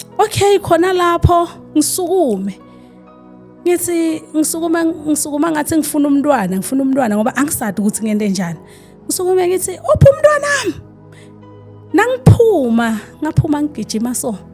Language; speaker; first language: Zulu; non-native, local second language; Swati